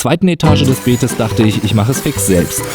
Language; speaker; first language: German; native; German